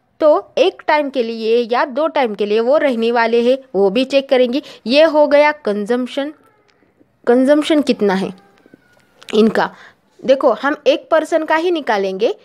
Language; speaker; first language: Hindi; non-native, local second language; Marathi